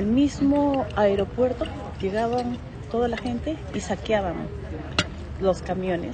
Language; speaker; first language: Spanish; native; Spanish